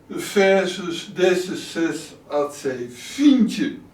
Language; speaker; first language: Portuguese; non-native, learner; Dutch